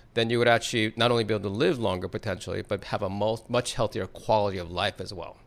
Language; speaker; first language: English; native; English